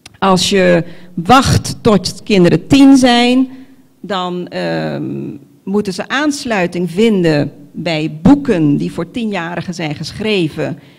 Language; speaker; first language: Dutch; non-native, local second language; Papiamento